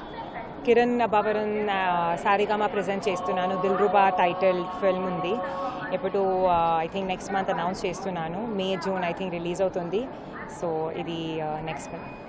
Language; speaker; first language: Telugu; non-native, learner; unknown